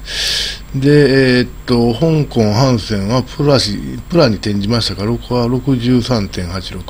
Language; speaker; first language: Japanese; native; Japanese